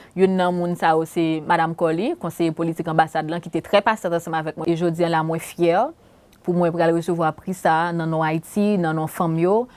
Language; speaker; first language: Haitian Creole; native; Haitian Creole